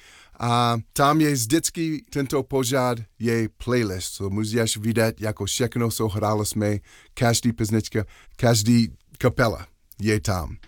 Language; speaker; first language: Czech; non-native, learner; English